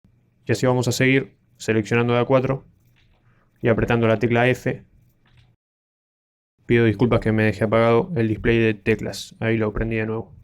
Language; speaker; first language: Spanish; native; Spanish